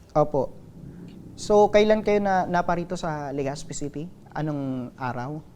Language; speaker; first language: Filipino; non-native, local second language; Bikol